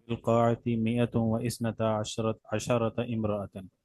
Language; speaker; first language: Arabic; non-native, learner; Urdu